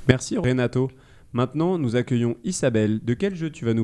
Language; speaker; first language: French; native; French